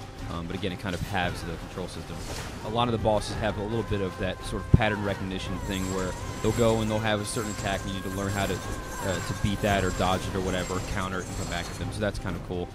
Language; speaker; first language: English; native; English